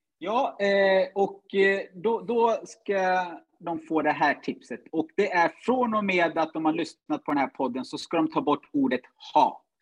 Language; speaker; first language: Swedish; early bilingual, other home language; Ganda